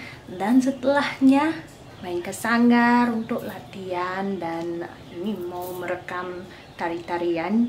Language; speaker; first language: Indonesian; non-native, fluent; English